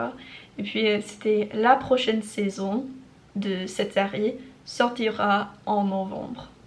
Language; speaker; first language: French; non-native, learner; English